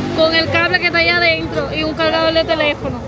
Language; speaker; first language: Spanish; native; Spanish